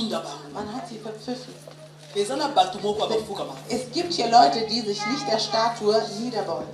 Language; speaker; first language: German; non-native, fluent; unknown